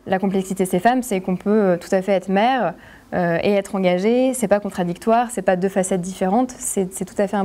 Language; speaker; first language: French; native; French